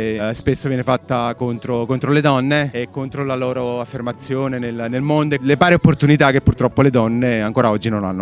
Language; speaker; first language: Italian; native; Italian